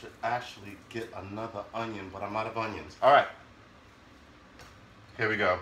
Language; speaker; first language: English; native; English